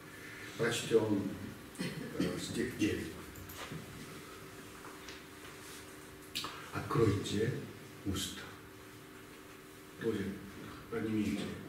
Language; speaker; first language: Russian; non-native, learner; Korean